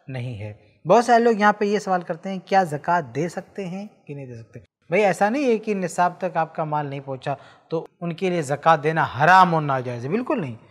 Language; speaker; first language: Urdu; native; Urdu